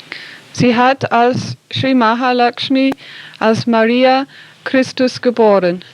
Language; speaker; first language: German; non-native, fluent; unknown